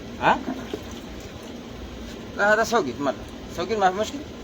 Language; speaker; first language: Arabic; non-native, learner; Bangla